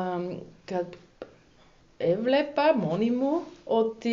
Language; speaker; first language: Greek; non-native, learner; German